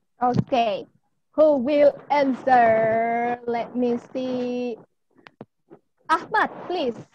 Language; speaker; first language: English; non-native, fluent; Indonesian